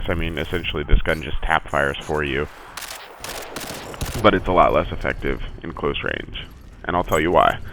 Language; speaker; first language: English; native; English